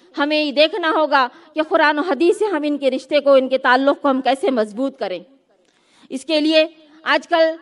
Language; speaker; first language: Urdu; native; Urdu